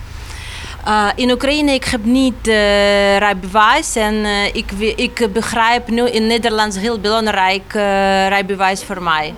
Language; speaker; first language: Dutch; non-native, learner; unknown